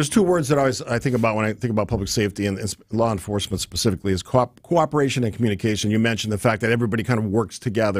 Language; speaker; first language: English; native; English